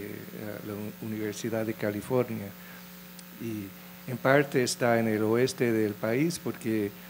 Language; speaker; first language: Spanish; non-native, fluent; English